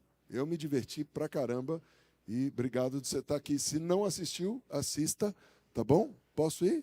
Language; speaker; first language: Portuguese; native; Portuguese